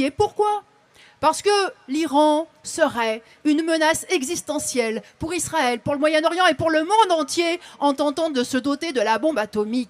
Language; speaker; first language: French; native; French